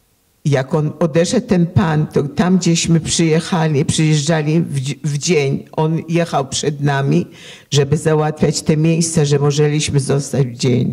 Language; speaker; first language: Polish; early bilingual, heritage; Polish